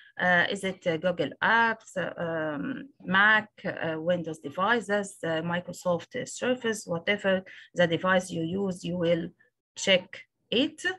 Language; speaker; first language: English; non-native, local second language; Arabic